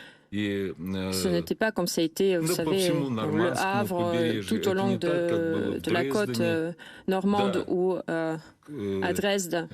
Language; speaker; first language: French; non-native, fluent; Russian